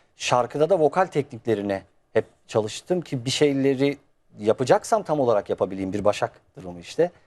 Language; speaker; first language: Turkish; native; Turkish